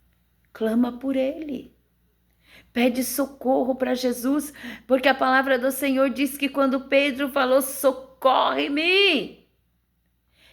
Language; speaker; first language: Portuguese; native; Portuguese